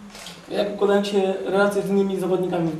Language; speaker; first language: Polish; native; Polish